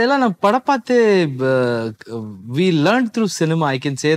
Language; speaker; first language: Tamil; non-native, local second language; Kannada